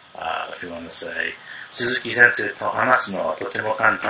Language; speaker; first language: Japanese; non-native, fluent; English